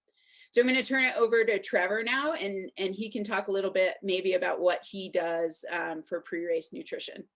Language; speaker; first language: English; native; English